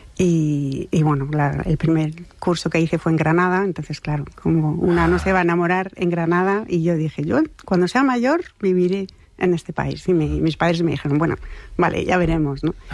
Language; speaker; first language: Spanish; non-native, fluent; French